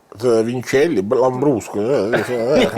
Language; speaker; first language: Ukrainian; non-native, learner; Italian